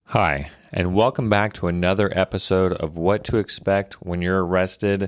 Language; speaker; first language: English; native; English